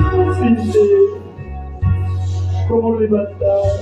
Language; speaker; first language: Spanish; non-native, local second language; Quechua